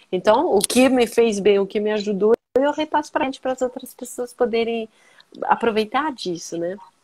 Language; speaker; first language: Portuguese; non-native, fluent; French